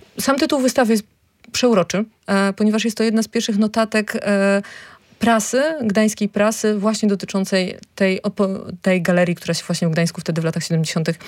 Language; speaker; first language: Polish; native; Polish